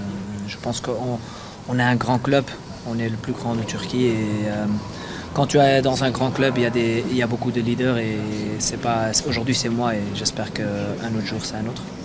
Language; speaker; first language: French; non-native, fluent; Dutch